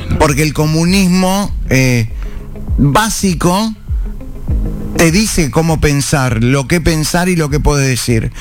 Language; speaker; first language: Spanish; native; Spanish